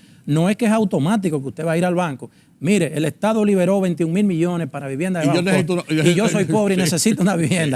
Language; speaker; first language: Spanish; native; Spanish